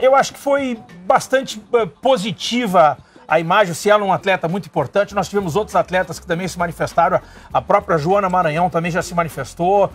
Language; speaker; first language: Portuguese; native; Portuguese